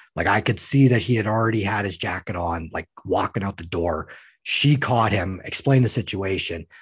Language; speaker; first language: English; native; English